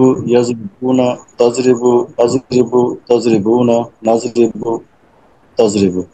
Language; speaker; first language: Arabic; non-native, learner; Urdu